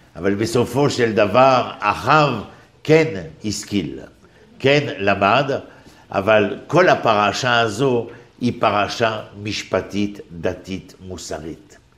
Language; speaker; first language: Hebrew; non-native, fluent; French